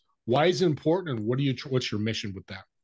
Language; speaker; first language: English; native; English